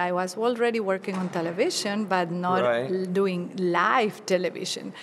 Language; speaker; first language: English; non-native, fluent; Spanish